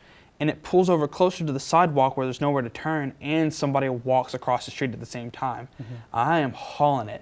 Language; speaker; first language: English; native; English